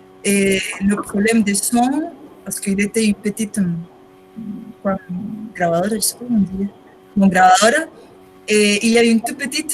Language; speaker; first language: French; non-native, learner; Spanish